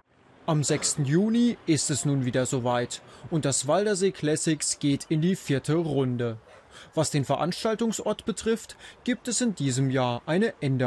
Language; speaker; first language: German; native; German